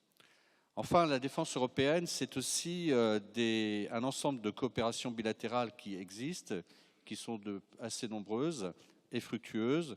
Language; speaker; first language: French; native; French